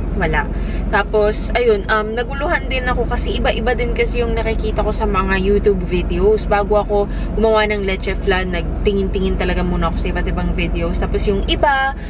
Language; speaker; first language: Filipino; native; Filipino